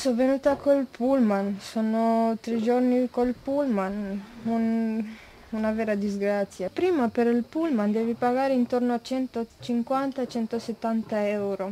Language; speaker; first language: Italian; non-native, fluent; Romanian